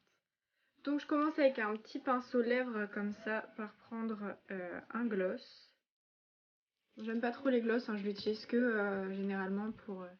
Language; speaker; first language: French; native; French